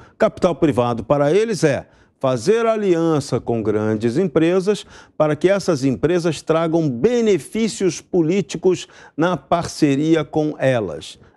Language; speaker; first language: Portuguese; native; Portuguese